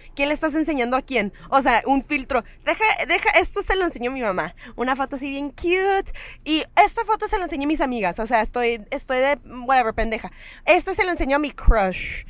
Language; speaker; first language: Spanish; early bilingual, heritage; Spanish